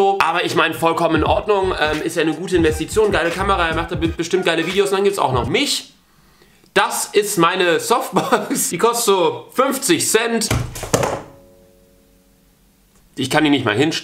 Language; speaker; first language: German; native; German